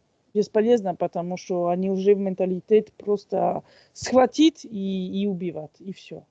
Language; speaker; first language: Russian; non-native, fluent; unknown